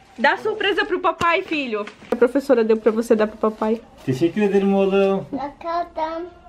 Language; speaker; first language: Portuguese; native; Portuguese